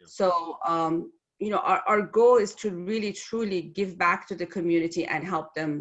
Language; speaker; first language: English; non-native, fluent; Persian